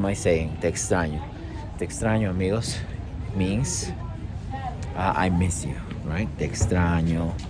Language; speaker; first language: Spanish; early bilingual, heritage; Spanish